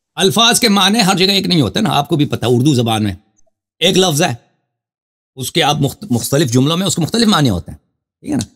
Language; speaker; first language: Urdu; non-native, fluent; Persian